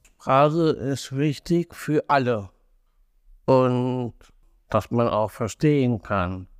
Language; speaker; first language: German; non-native, learner; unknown